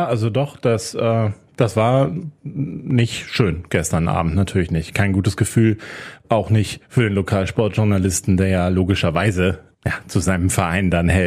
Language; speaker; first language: German; native; German